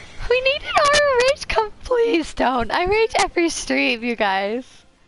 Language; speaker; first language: English; early bilingual, other home language; Turkish